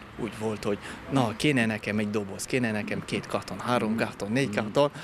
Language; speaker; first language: Hungarian; non-native, fluent; French